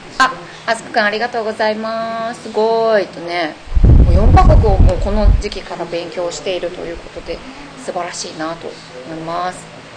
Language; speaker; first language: Japanese; native; Japanese